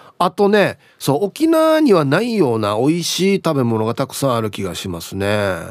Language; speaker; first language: Japanese; native; Japanese